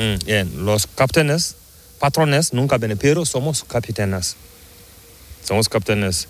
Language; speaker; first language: Spanish; non-native, learner; Fula